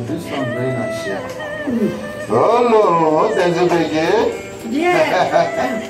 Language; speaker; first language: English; non-native, learner; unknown